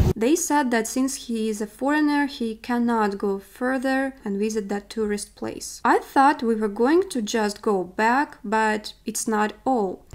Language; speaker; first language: English; non-native, fluent; Russian